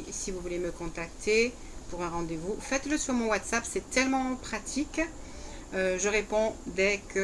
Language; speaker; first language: French; native; French